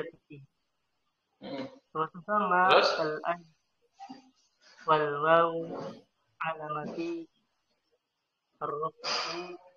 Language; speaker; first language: Arabic; non-native, learner; Indonesian